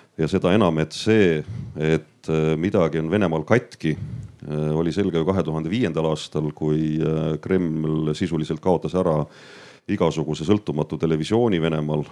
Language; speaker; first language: Estonian; native; Estonian